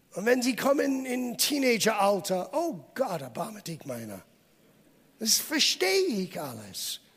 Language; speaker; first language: German; non-native, fluent; English